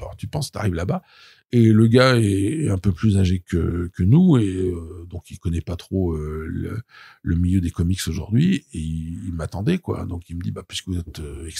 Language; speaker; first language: French; native; French